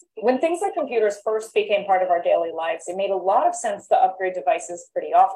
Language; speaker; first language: English; native; English